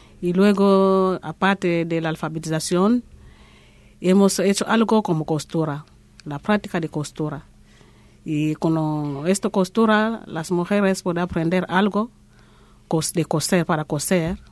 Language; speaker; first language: Spanish; non-native, learner; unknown